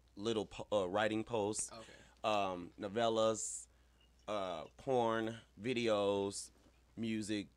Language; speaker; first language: English; native; English